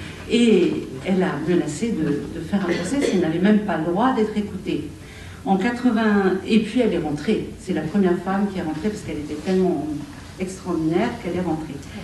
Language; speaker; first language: French; native; French